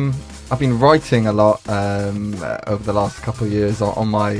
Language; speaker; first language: English; native; English